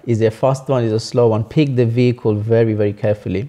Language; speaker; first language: English; early bilingual, other home language; Bangla